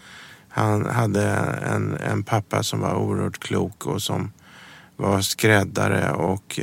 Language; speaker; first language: Swedish; early bilingual, other home language; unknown